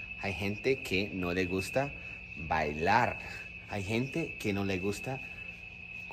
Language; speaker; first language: Spanish; non-native, fluent; English